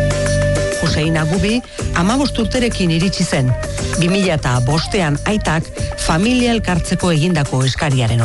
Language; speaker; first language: Basque; native; Basque